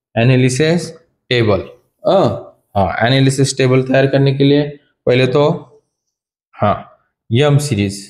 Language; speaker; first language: Hindi; non-native, local second language; Marathi